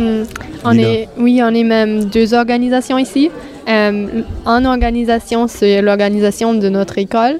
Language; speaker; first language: French; non-native, fluent; German